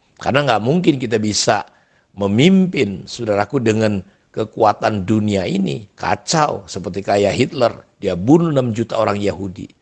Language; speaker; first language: Indonesian; native; Indonesian